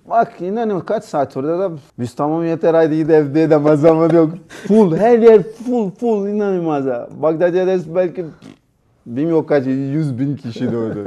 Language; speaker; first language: Turkish; non-native, learner; Portuguese